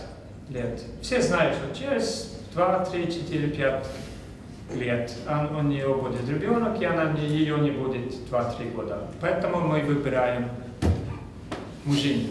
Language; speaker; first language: Russian; non-native, fluent; Swedish